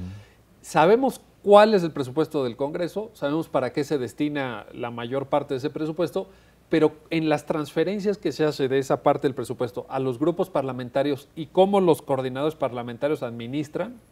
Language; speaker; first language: Spanish; native; Spanish